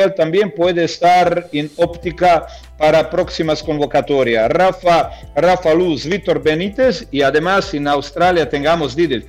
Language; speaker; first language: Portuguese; non-native, learner; Croatian